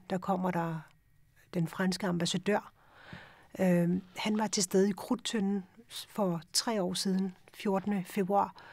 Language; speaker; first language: Danish; early bilingual, other home language; Urdu